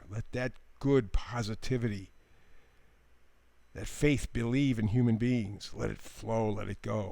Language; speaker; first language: English; native; English